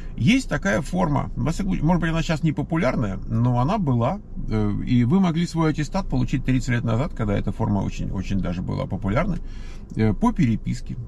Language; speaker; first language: Russian; native; Russian